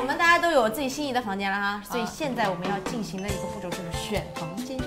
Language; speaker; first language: Chinese; native; Chinese